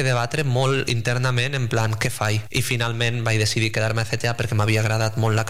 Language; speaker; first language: Catalan; native; Catalan